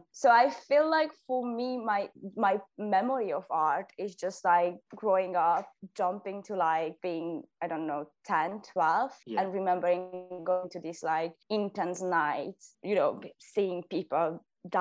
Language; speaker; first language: English; non-native, fluent; Hungarian